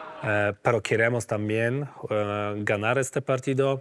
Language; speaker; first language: Spanish; non-native, learner; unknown